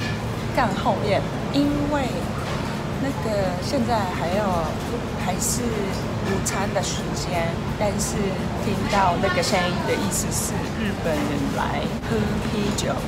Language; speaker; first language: Chinese; non-native, fluent; Japanese